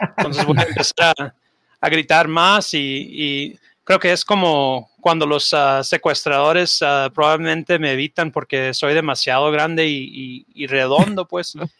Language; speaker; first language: Spanish; early bilingual, heritage; Spanish